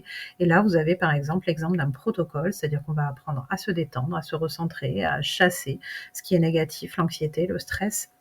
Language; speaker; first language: French; native; French